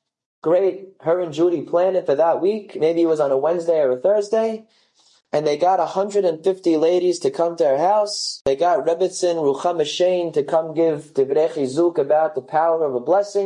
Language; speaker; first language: English; native; English